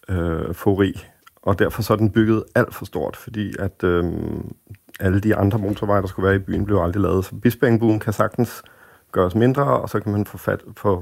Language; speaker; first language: Danish; native; Danish